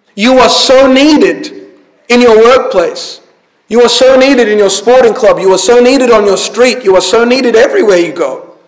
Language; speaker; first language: English; early bilingual, other home language; Arabic